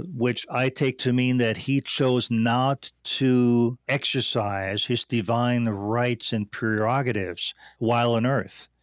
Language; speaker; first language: English; non-native, fluent; German